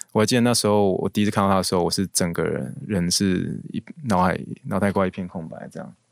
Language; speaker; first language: Chinese; native; Chinese